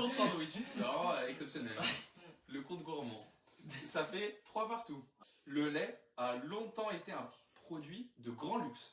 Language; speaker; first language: French; native; French